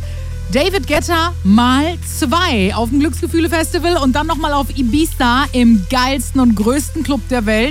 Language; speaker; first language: German; native; German